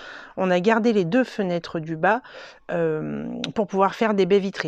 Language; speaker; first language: French; native; French